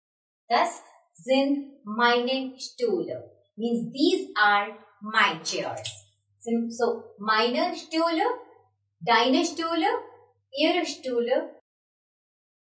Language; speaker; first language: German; non-native, fluent; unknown